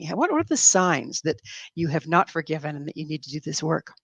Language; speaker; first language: English; native; English